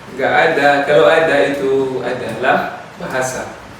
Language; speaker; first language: Indonesian; non-native, learner; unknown